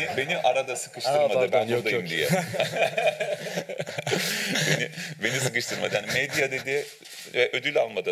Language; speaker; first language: Turkish; native; Turkish